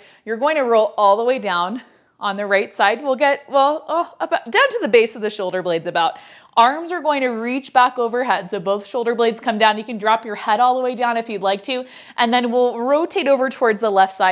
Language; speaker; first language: English; native; English